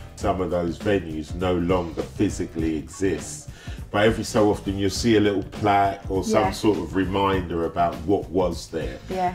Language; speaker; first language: English; native; English